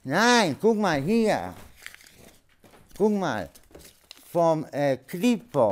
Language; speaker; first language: German; non-native, learner; Polish